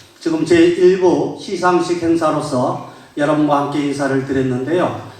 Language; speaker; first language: Korean; native; Korean